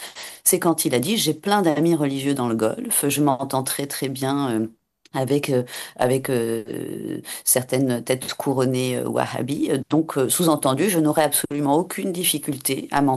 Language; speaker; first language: French; native; French